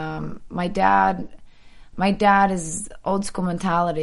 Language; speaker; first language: English; early bilingual, other home language; Polish